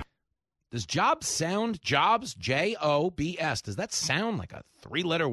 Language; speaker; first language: English; native; English